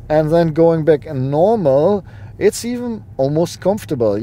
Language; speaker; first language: English; non-native, fluent; German